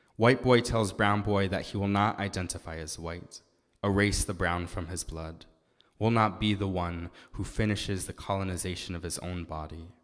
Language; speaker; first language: English; native; English